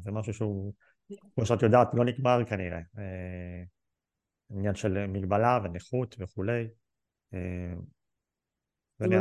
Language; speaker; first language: Hebrew; native; Hebrew